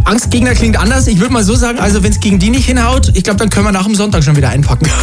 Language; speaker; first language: German; native; German